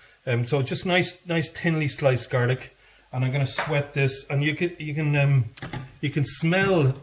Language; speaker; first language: English; native; English